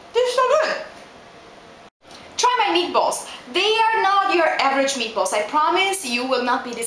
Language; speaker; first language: English; non-native, fluent; Italian